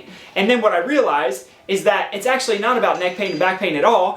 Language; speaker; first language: English; native; English